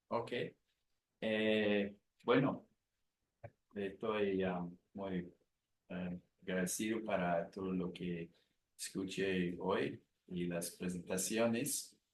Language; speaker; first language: Spanish; non-native, fluent; English